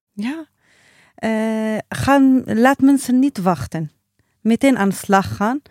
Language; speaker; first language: Dutch; non-native, learner; Arabic